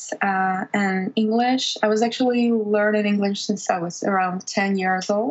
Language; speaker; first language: English; non-native, fluent; Russian